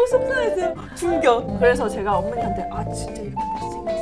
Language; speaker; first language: Korean; non-native, fluent; Chinese